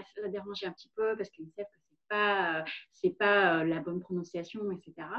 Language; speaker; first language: French; non-native, fluent; Vietnamese